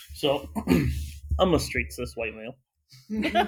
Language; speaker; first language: English; native; English